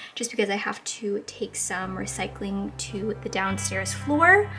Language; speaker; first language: English; native; English